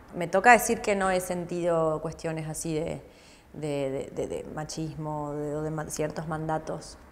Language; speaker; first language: Spanish; native; Spanish